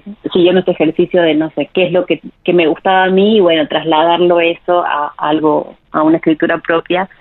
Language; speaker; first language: Spanish; native; Spanish